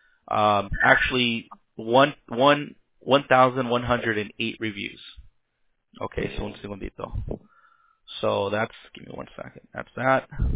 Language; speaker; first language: English; early bilingual, other home language; Spanish